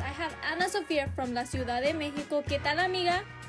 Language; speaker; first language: Spanish; early bilingual, heritage; Spanish